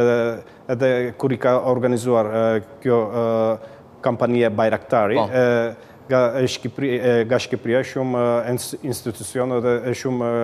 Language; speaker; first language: Albanian; early bilingual, heritage; Albanian